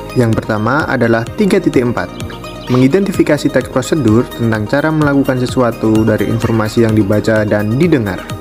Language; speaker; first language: Indonesian; native; Indonesian